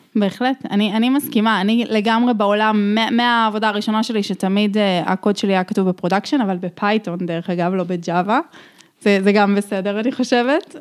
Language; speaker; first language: Hebrew; native; Hebrew